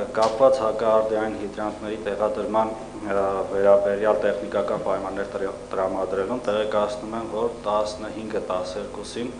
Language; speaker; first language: Armenian; native; Armenian